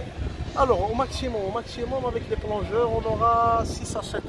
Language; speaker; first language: French; non-native, local second language; Kabyle